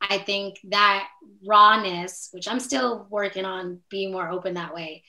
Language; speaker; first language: English; native; English